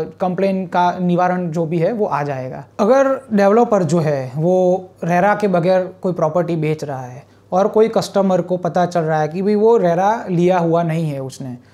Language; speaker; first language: Hindi; non-native, local second language; Gujarati